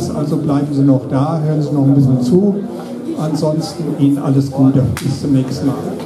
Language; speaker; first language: German; native; German